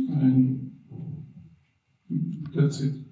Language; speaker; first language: English; non-native, learner; Serbian